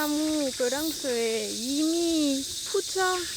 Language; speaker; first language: Korean; non-native, learner; French